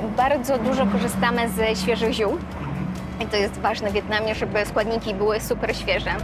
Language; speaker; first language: Polish; early bilingual, other home language; Vietnamese